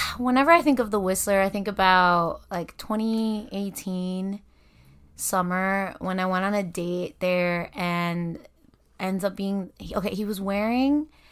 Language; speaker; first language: English; native; English